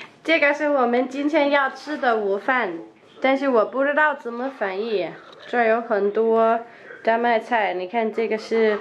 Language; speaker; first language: Chinese; non-native, fluent; Danish